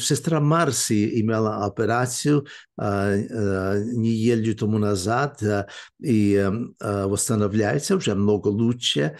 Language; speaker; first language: Russian; early bilingual, heritage; English